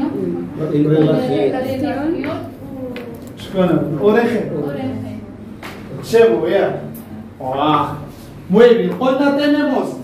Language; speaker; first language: Spanish; non-native, fluent; Arabic